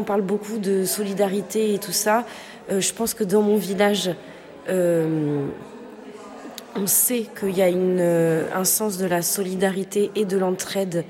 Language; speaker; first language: French; native; French